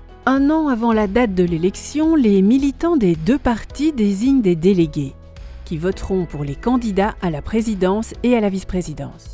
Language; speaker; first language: French; native; French